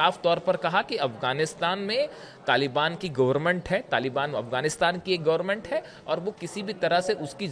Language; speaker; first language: Hindi; native; Hindi